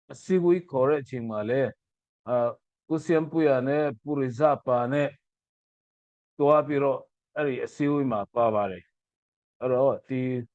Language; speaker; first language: Burmese; non-native, local second language; Hakha Chin